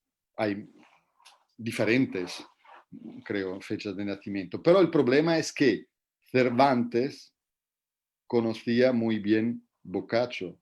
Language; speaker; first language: Spanish; non-native, fluent; Italian